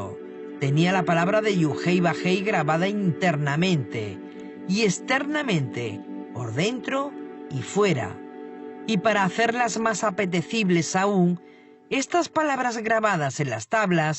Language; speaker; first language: Spanish; native; Spanish